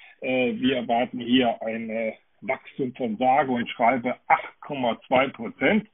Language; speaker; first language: German; native; German